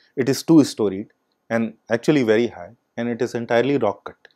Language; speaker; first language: English; non-native, local second language; Hindi